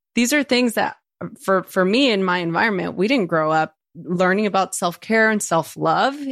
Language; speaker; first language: English; early bilingual, other home language; Spanish